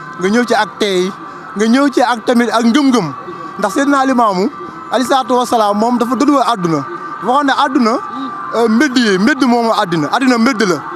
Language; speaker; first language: Wolof; native; Wolof